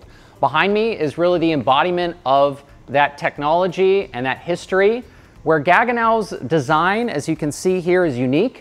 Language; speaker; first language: English; native; English